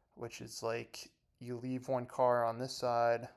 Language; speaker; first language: English; native; English